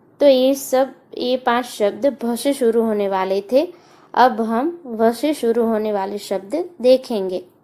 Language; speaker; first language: Hindi; non-native, local second language; Gujarati